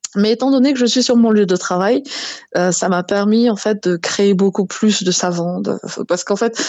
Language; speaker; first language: French; non-native, local second language; Malagasy